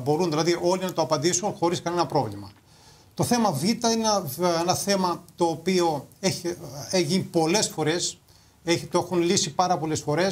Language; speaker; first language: Greek; native; Greek